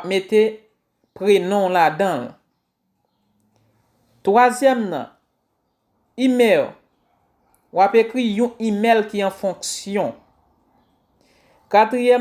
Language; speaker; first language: French; non-native, local second language; Haitian Creole